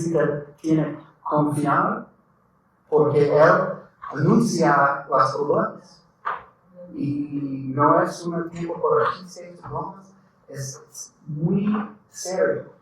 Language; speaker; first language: Spanish; non-native, learner; English